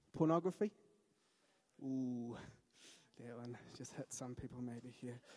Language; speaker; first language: English; native; English